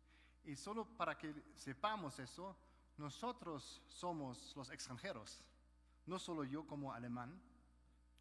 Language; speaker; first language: Spanish; non-native, fluent; German